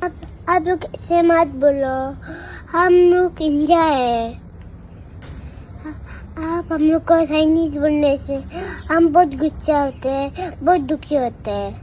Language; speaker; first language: Hindi; non-native, local second language; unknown